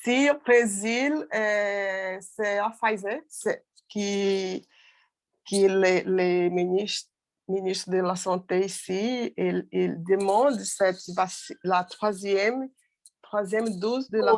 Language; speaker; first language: French; non-native, learner; Portuguese